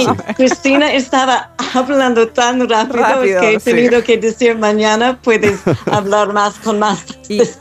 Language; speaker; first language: Spanish; non-native, learner; English